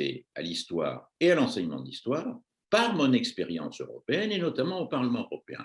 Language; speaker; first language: French; native; French